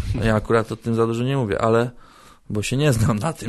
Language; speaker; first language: Polish; native; Polish